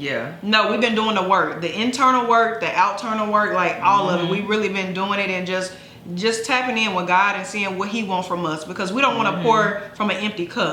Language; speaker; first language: English; native; English